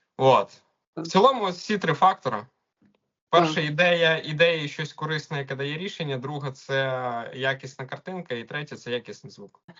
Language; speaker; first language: Ukrainian; non-native, local second language; Russian